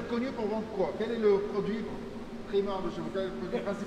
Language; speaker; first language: French; non-native, local second language; Arabic